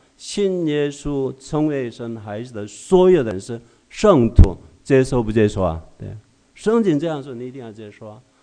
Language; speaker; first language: Chinese; non-native, fluent; Korean